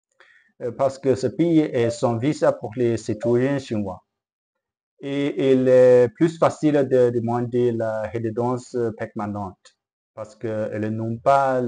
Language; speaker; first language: French; non-native, learner; Chinese